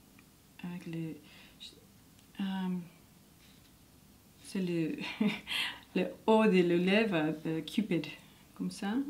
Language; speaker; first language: French; non-native, learner; English